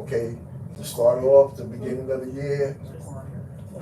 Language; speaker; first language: English; native; English